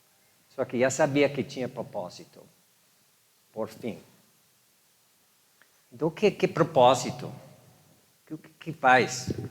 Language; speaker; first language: Portuguese; non-native, fluent; English